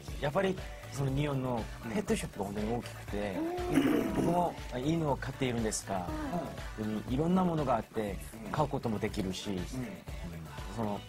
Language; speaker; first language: Japanese; non-native, fluent; Korean